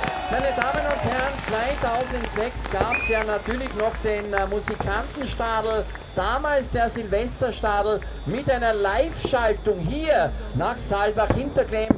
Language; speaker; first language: German; native; German